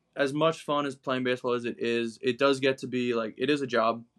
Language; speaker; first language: English; native; English